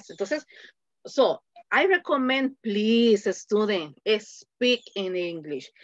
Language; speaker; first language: English; non-native, fluent; Spanish